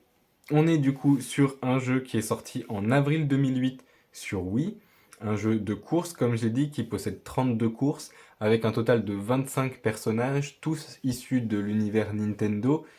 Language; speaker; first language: French; native; French